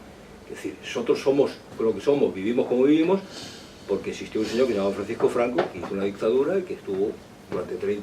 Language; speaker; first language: Spanish; native; Spanish